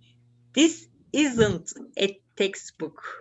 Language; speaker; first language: English; non-native, learner; Turkish